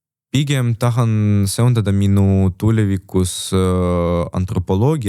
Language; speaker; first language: Estonian; non-native, local second language; Russian